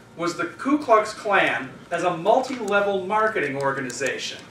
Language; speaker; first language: English; native; English